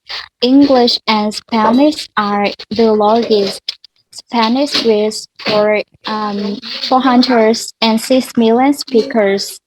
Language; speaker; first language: English; non-native, learner; Vietnamese